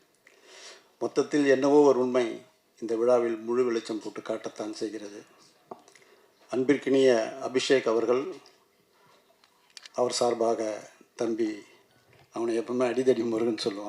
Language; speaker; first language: Tamil; native; Tamil